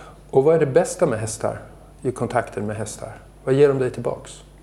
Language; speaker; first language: Swedish; native; Swedish